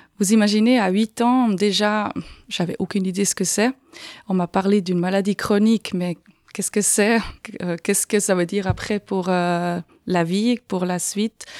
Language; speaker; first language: French; non-native, fluent; Swiss German